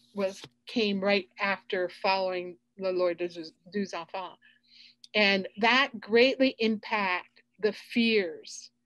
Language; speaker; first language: English; native; English